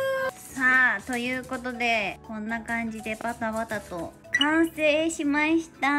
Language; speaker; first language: Japanese; native; Japanese